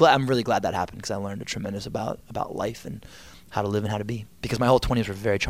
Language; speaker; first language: English; native; English